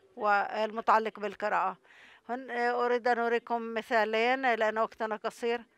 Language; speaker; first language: Arabic; non-native, local second language; Hebrew